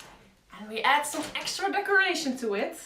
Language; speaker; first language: English; non-native, fluent; Dutch